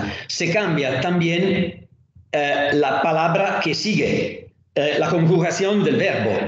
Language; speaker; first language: Spanish; non-native, learner; Italian